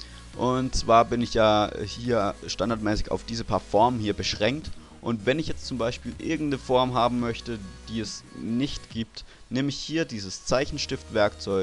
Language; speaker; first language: German; native; German